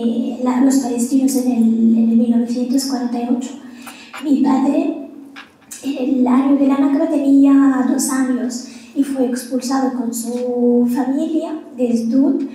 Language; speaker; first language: Spanish; non-native, fluent; Arabic